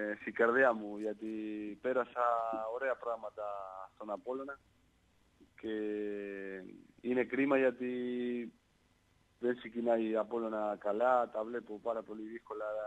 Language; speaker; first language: Greek; non-native, learner; Spanish